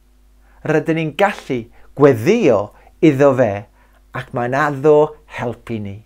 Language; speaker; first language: Welsh; non-native, local second language; English